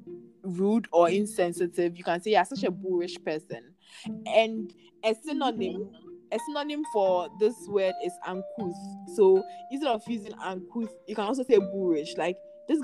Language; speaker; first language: English; non-native, local second language; Akan